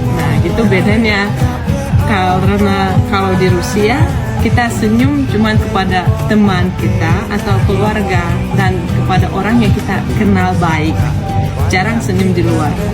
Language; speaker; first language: Indonesian; non-native, fluent; Russian